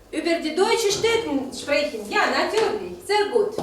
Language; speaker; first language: German; non-native, fluent; Russian